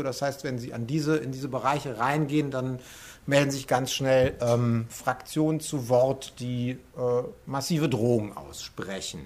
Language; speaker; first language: German; native; German